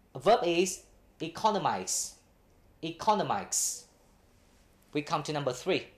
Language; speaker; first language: English; non-native, fluent; Vietnamese